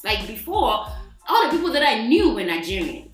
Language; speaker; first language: English; non-native, local second language; Akan